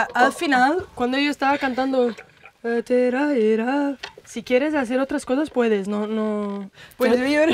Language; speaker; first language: Spanish; non-native, fluent; Portuguese